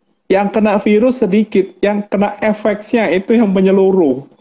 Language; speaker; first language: Indonesian; native; Indonesian